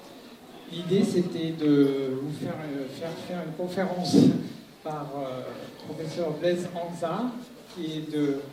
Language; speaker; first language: French; native; French